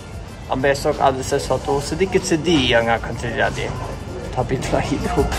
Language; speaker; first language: Indonesian; non-native, fluent; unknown